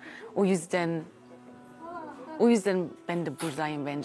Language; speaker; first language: Turkish; early bilingual, heritage; German